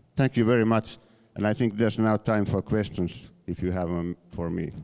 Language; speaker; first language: English; non-native, fluent; Finnish